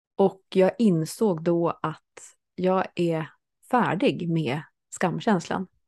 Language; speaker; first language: Swedish; native; Swedish